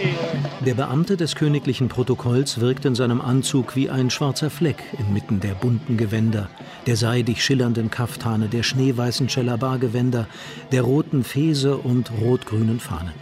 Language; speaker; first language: German; native; German